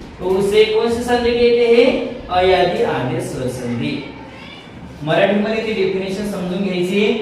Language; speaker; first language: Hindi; non-native, local second language; Marathi